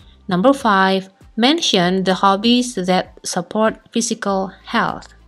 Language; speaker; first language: English; non-native, fluent; Indonesian